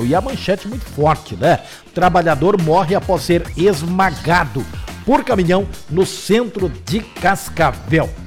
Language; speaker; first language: Portuguese; native; Portuguese